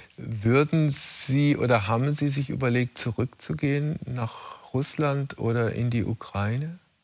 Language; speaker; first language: German; native; German